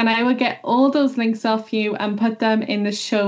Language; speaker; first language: English; native; English